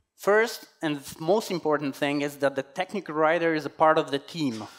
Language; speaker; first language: English; non-native, fluent; Polish